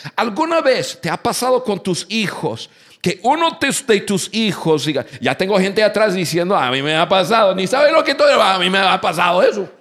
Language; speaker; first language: Spanish; non-native, fluent; English